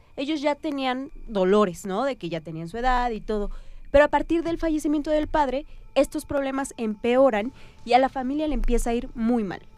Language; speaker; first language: Spanish; native; Spanish